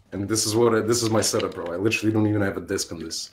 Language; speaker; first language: English; non-native, fluent; Russian